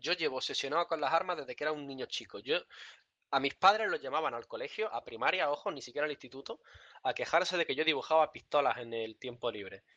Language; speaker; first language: Spanish; early bilingual, other home language; Russian